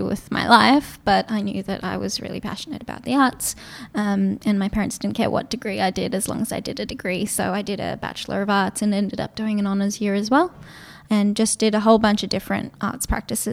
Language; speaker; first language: English; non-native, local second language; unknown